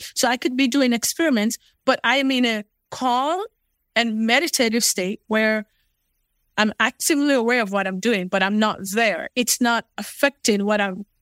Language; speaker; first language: English; non-native, local second language; Fula